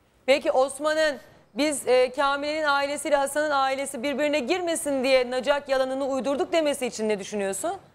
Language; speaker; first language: Turkish; native; Turkish